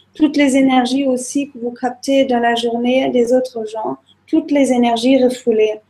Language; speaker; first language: French; non-native, fluent; German